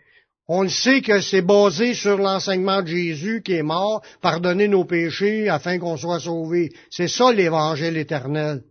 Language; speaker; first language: French; native; French